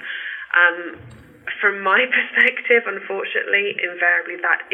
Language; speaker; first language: English; native; English